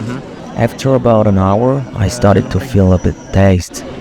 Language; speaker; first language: English; non-native, fluent; Korean